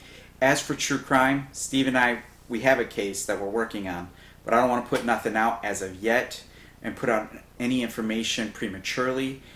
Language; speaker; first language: English; native; English